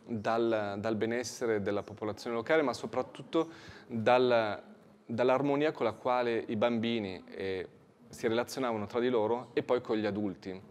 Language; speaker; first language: Italian; native; Italian